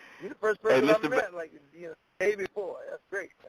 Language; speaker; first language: English; native; English